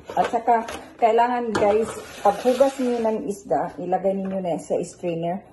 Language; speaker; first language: Filipino; non-native, local second language; Cebuano